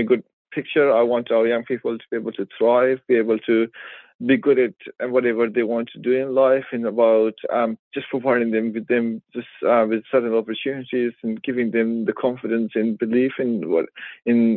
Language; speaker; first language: English; non-native, local second language; Persian